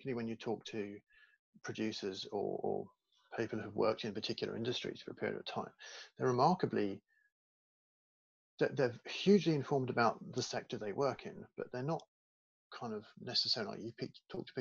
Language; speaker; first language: English; native; English